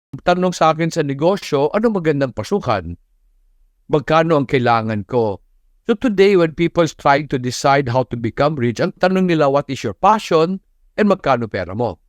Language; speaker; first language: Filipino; non-native, local second language; Cebuano